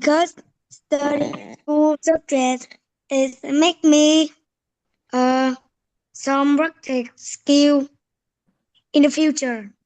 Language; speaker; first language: English; non-native, learner; Vietnamese